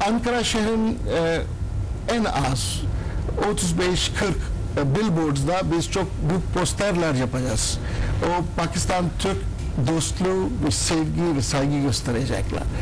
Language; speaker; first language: Turkish; non-native, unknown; Urdu